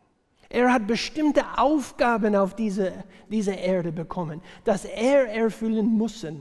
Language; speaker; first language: German; non-native, fluent; English